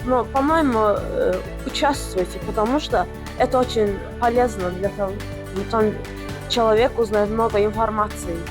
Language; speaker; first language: Russian; non-native, local second language; Azerbaijani